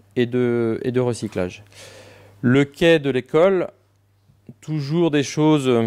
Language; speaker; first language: French; native; French